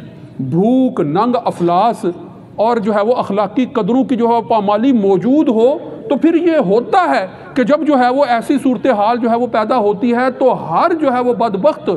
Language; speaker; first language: Urdu; native; Urdu